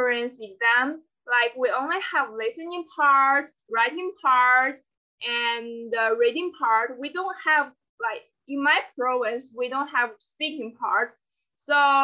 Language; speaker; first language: English; non-native, fluent; Chinese